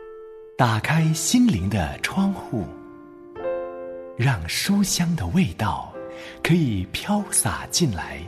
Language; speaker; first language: Chinese; native; Chinese